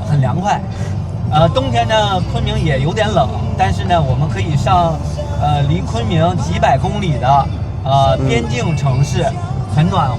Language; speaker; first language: Chinese; native; Chinese